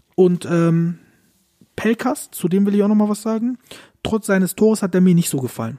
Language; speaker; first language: German; early bilingual, other home language; Turkish